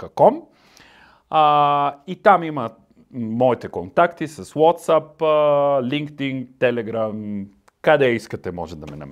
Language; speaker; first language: Bulgarian; non-native, learner; Italian